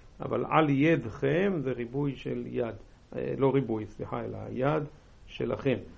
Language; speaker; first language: Hebrew; native; Hebrew